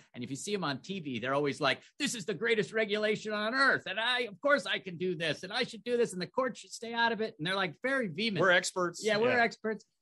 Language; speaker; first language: English; native; English